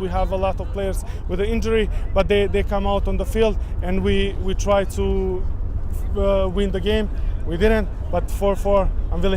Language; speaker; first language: English; non-native, learner; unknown